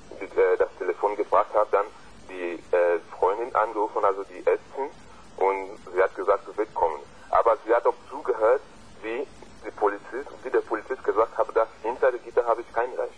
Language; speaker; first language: German; non-native, fluent; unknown